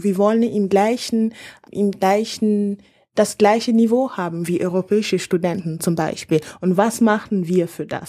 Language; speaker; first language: German; non-native, fluent; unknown